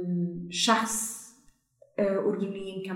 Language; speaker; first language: Arabic; non-native, learner; German